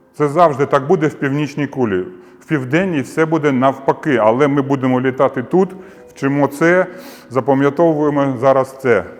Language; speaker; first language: Ukrainian; non-native, local second language; Russian